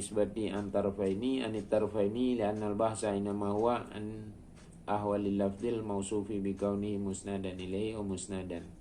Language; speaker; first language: Arabic; non-native, fluent; Achinese